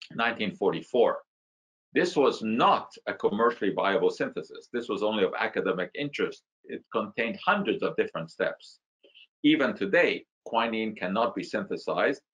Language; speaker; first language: English; non-native, fluent; Hungarian